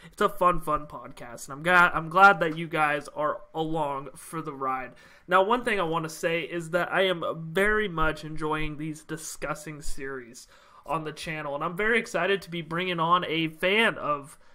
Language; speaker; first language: English; native; English